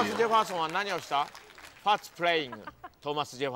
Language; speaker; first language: Japanese; native; Japanese